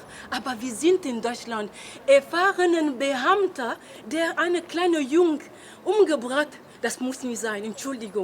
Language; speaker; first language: German; non-native, learner; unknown